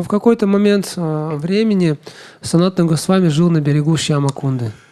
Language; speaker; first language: Russian; native; Russian